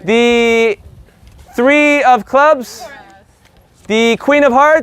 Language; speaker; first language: English; native; English